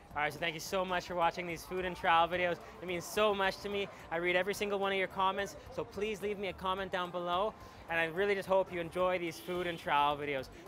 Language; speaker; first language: English; native; English